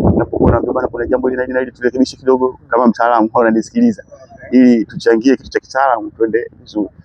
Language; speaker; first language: Swahili; native; Swahili